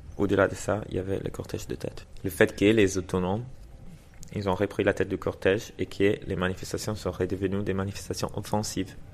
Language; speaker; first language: French; native; French